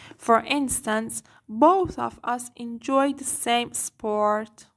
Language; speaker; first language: English; non-native, fluent; Persian